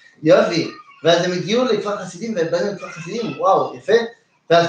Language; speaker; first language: Hebrew; non-native, fluent; French